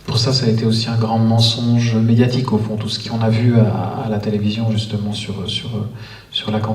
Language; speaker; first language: French; native; French